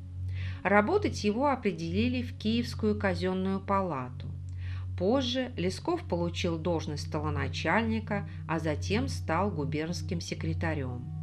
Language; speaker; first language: Russian; native; Russian